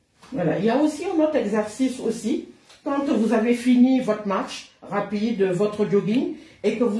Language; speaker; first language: French; native; French